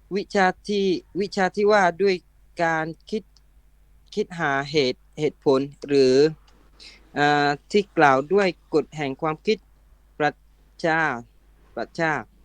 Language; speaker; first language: Thai; non-native, local second language; Pattani Malay